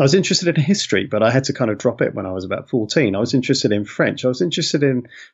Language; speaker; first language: English; native; English